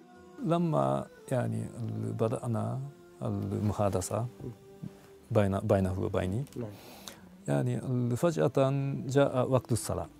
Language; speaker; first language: Arabic; non-native, fluent; Japanese